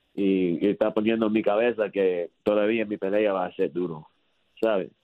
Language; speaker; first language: Spanish; early bilingual, heritage; English